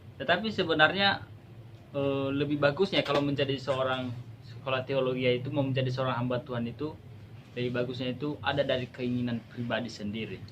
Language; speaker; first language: Indonesian; non-native, local second language; Nias